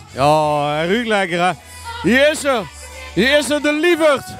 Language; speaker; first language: Dutch; non-native, local second language; Limburgish